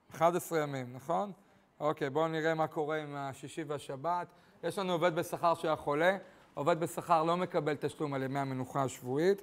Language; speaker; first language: Hebrew; native; Hebrew